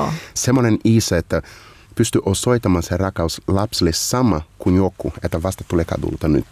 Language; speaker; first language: Finnish; non-native, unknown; Portuguese